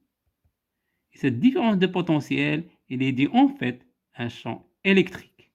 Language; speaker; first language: French; non-native, local second language; Arabic